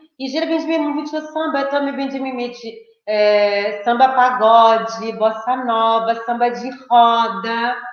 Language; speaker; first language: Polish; non-native, fluent; Portuguese